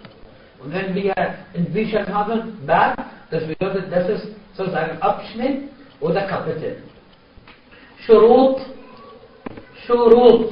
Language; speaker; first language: German; non-native, fluent; Arabic